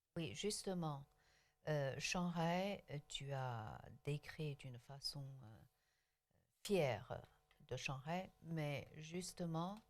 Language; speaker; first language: French; non-native, local second language; Chinese